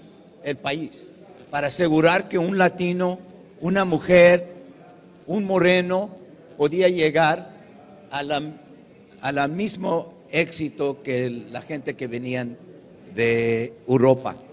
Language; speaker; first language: Spanish; early bilingual, heritage; English